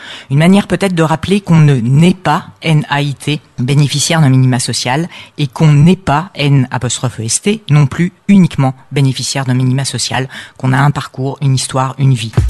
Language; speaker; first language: French; native; French